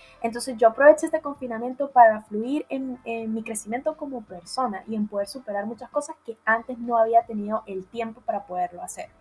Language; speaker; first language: Spanish; native; Spanish